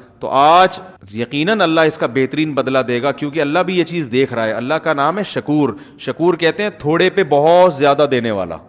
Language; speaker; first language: Urdu; native; Urdu